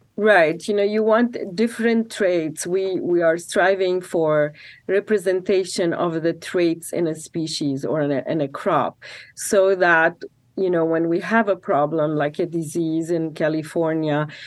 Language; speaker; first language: English; non-native, fluent; Arabic